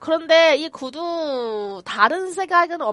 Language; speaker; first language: Korean; non-native, learner; Cantonese